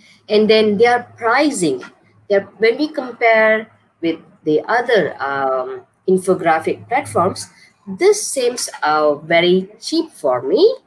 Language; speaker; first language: English; non-native, local second language; Tamil